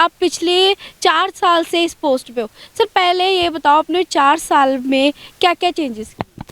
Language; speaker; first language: Hindi; non-native, local second language; Punjabi